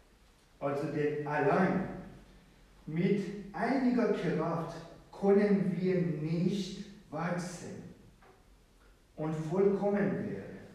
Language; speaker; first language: German; non-native, fluent; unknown